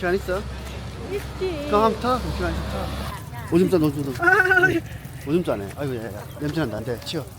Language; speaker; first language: Korean; native; Korean